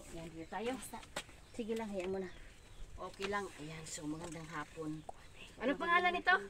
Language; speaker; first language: Filipino; non-native, local second language; Cebuano